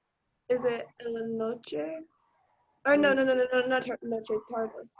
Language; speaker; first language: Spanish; non-native, learner; English